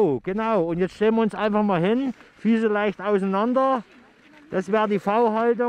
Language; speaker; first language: German; native; German